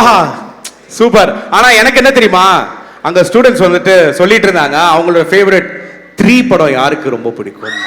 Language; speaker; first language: Tamil; native; Tamil